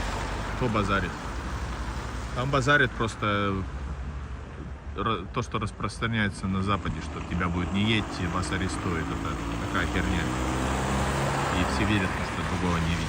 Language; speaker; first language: Russian; early bilingual, heritage; Russian